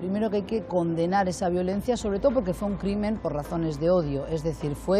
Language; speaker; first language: Spanish; native; Spanish